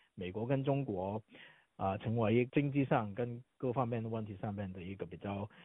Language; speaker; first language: Chinese; non-native, fluent; Cantonese